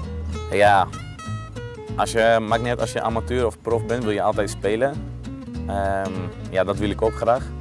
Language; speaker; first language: Dutch; non-native, fluent; Greek